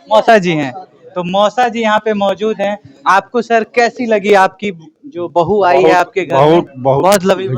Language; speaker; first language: Hindi; native; Hindi